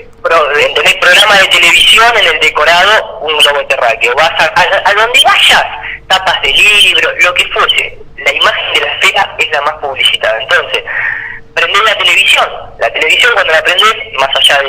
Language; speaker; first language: Spanish; native; Spanish